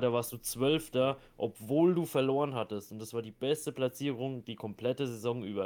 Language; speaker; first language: German; native; German